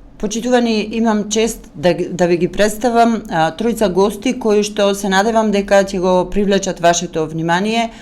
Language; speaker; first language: Macedonian; native; Macedonian